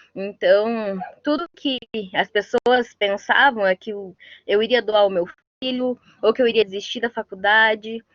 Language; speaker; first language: Portuguese; non-native, local second language; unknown